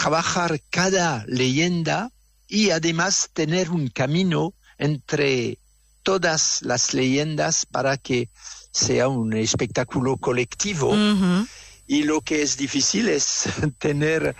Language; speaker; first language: Spanish; non-native, fluent; French